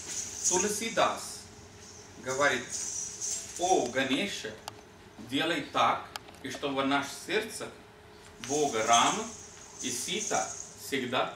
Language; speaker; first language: Russian; non-native, learner; Hindi